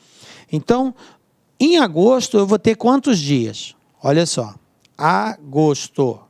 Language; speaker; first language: Portuguese; native; Portuguese